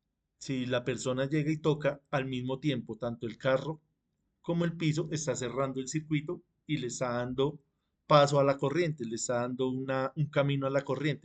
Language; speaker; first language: Spanish; native; Spanish